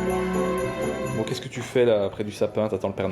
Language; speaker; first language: French; native; French